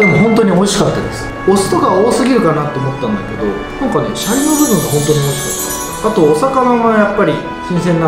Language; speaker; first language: Japanese; native; Japanese